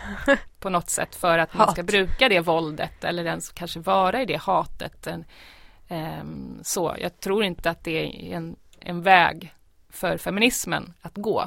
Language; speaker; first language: Swedish; native; Swedish